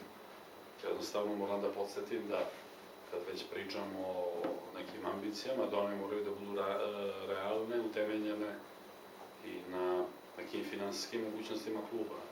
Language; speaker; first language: Serbian; native; Serbian